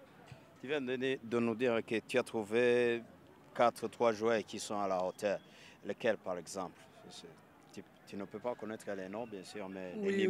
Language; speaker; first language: French; non-native, fluent; Portuguese